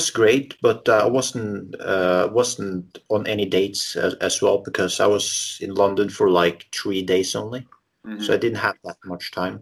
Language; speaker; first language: English; non-native, fluent; Norwegian